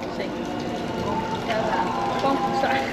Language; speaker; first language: Spanish; non-native, learner; English